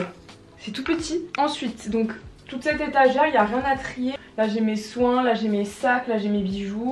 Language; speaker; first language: French; native; French